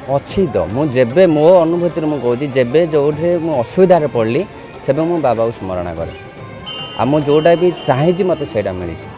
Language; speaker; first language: Odia; native; Odia